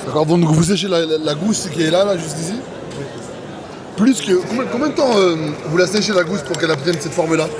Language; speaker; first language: French; native; French